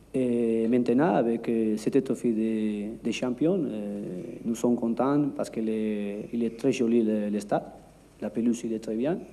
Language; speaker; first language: French; non-native, learner; Spanish